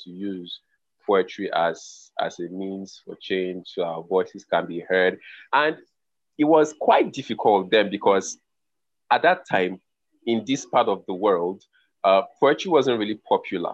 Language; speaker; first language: English; non-native, local second language; Igbo